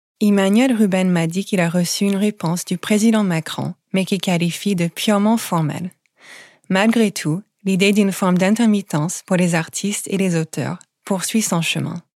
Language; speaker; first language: French; non-native, fluent; English